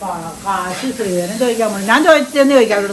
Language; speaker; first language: Malayalam; native; Malayalam